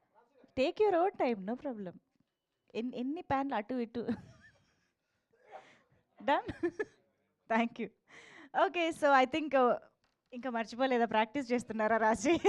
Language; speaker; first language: Telugu; native; Telugu